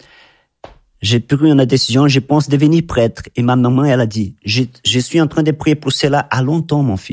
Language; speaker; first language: French; non-native, fluent; Italian